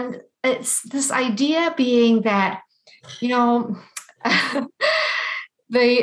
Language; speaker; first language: English; native; English